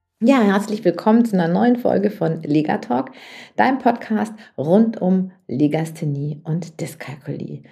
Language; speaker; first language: German; native; German